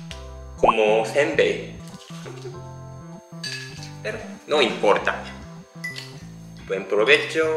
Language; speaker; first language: Spanish; non-native, learner; Japanese